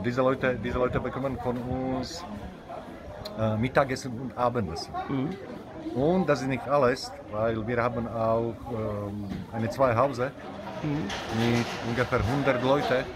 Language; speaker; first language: German; non-native, learner; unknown